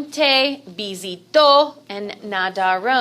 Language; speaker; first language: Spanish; non-native, fluent; English